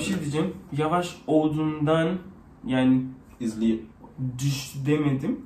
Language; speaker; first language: Turkish; non-native, learner; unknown